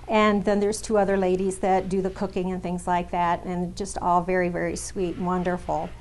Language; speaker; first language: English; native; English